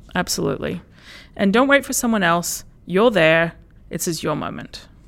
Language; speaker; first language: English; early bilingual, other home language; Spanish